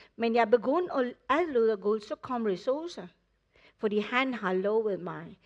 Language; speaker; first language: Danish; non-native, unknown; English